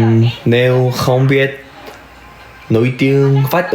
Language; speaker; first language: Vietnamese; non-native, learner; Korean